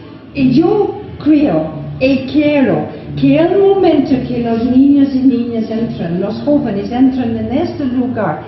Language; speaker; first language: Spanish; non-native, fluent; English